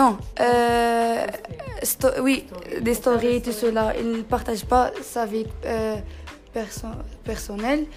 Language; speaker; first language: French; non-native, learner; Tachelhit